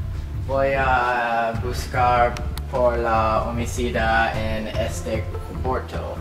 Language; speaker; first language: Spanish; non-native, learner; English